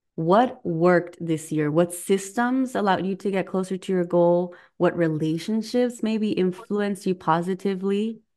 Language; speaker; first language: English; native; English